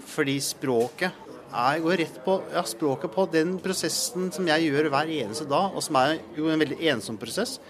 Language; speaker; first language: Norwegian; native; Norwegian